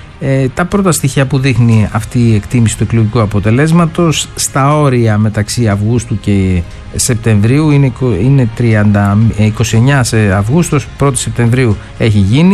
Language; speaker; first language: Greek; native; Greek